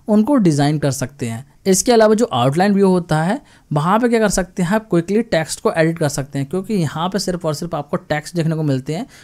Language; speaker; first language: Hindi; native; Hindi